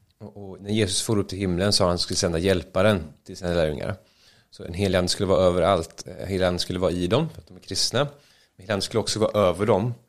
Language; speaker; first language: Swedish; native; Swedish